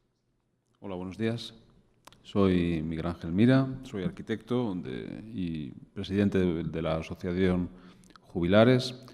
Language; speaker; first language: Spanish; native; Spanish